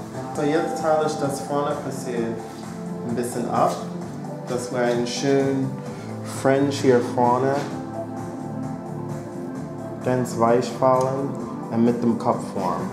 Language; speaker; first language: German; non-native, fluent; English